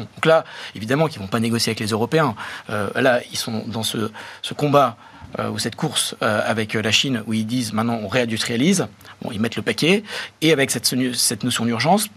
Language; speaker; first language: French; native; French